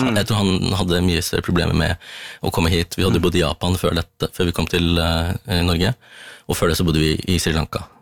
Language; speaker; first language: Norwegian; early bilingual, other home language; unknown